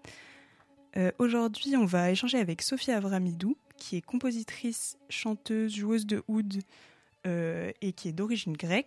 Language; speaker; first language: French; native; French